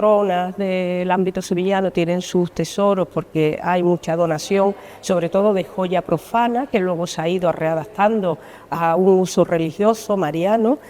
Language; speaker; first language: Spanish; native; Spanish